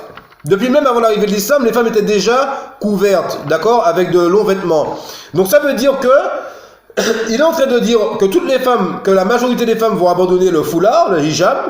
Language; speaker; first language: French; native; French